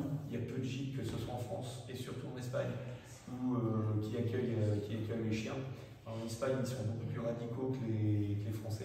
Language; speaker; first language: French; native; French